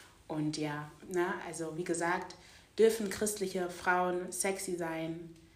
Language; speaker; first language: German; native; German